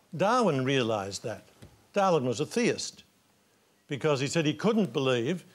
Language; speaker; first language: English; native; English